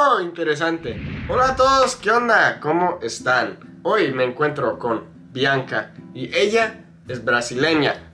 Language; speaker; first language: Spanish; non-native, fluent; English